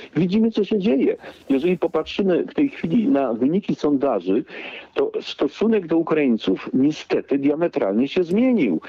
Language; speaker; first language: Polish; native; Polish